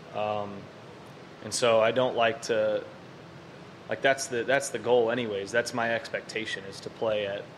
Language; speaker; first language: English; native; English